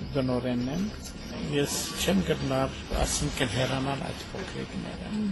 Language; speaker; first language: Armenian; early bilingual, heritage; Armenian